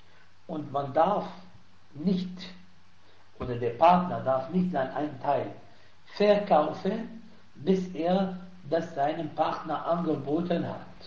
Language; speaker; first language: German; non-native, fluent; Arabic